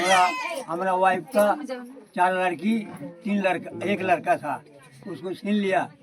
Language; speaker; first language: Hindi; non-native, local second language; Bangla